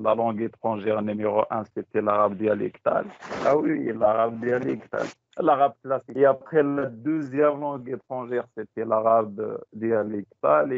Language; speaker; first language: French; non-native, local second language; Tachelhit